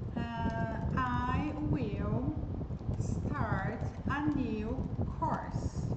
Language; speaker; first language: English; non-native, fluent; Portuguese